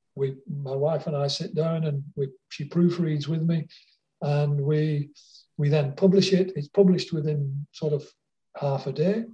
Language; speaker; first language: English; native; English